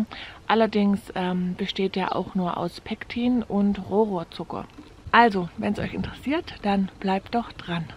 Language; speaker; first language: German; native; German